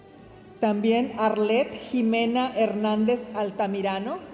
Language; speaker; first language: Spanish; native; Spanish